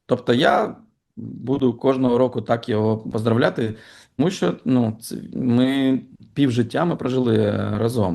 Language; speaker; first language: Ukrainian; non-native, local second language; Russian